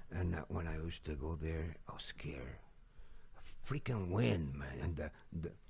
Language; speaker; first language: English; non-native, fluent; Portuguese